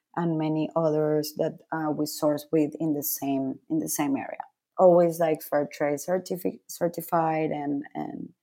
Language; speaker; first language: English; non-native, fluent; Spanish